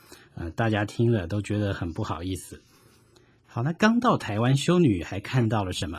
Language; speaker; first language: Chinese; native; Chinese